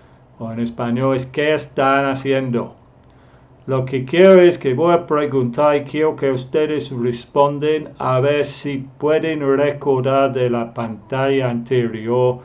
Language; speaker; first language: Spanish; non-native, fluent; English